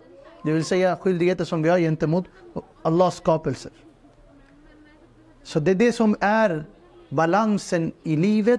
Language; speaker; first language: Swedish; non-native, fluent; Urdu